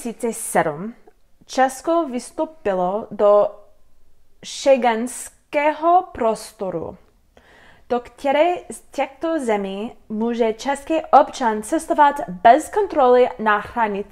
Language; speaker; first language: Czech; non-native, learner; English